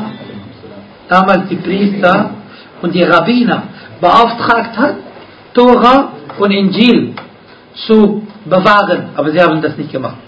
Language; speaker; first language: German; non-native, fluent; Arabic